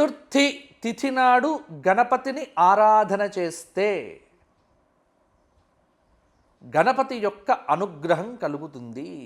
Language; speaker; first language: Telugu; native; Telugu